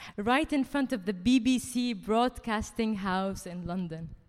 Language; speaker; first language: English; early bilingual, heritage; Arabic